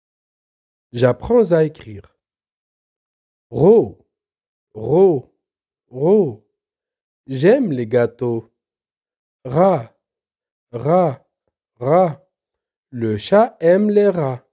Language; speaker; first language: French; non-native, local second language; Arabic